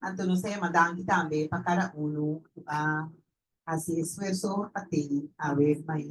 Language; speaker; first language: Portuguese; non-native, learner; Papiamento